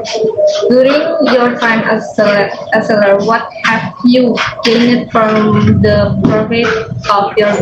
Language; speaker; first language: English; non-native, learner; Indonesian